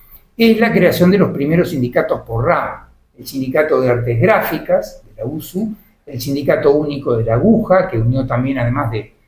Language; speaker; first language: Spanish; native; Spanish